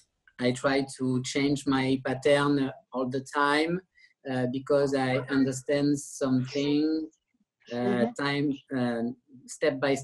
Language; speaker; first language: English; non-native, learner; French